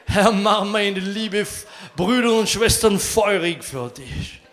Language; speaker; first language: German; non-native, fluent; French